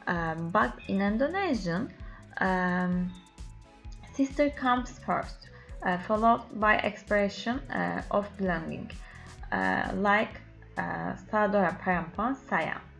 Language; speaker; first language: English; non-native, learner; Turkish